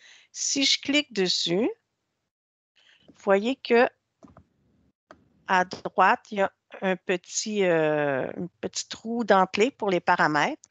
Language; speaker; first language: French; native; French